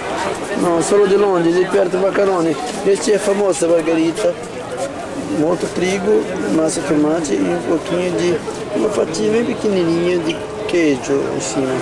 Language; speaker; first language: Italian; non-native, learner; Portuguese